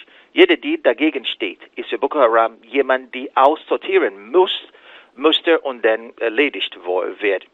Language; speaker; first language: German; non-native, fluent; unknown